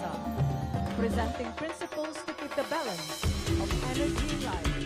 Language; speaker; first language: English; non-native, fluent; Indonesian